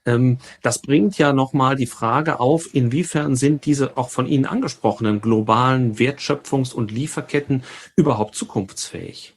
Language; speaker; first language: German; native; German